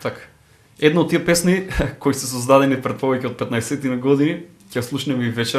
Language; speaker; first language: Macedonian; native; Macedonian